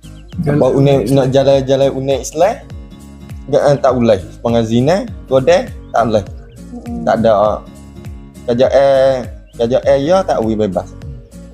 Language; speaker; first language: Indonesian; non-native, learner; Malay